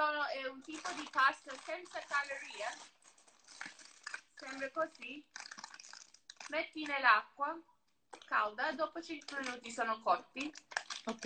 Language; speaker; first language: Italian; non-native, learner; English